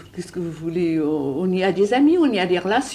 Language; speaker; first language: French; native; French